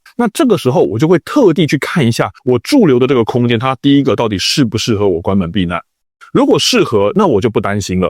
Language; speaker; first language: Chinese; native; Chinese